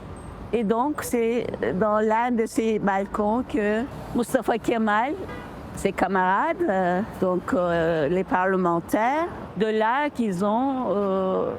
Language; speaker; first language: French; non-native, fluent; Turkish